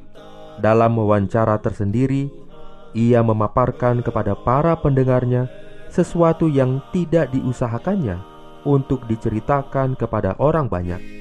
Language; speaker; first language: Indonesian; native; Indonesian